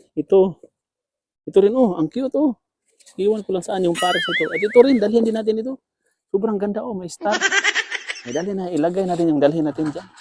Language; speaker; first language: Filipino; non-native, local second language; Cebuano